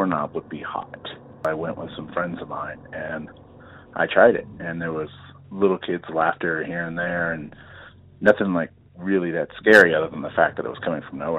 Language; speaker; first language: English; native; English